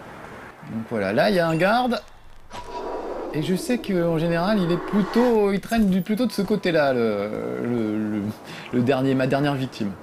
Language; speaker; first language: French; native; French